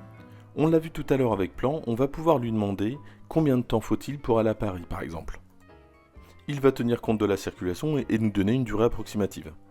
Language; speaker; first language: French; native; French